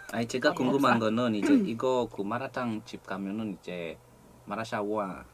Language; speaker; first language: Korean; non-native, fluent; English